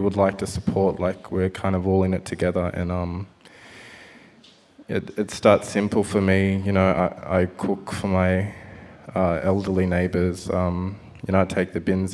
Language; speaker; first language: English; native; English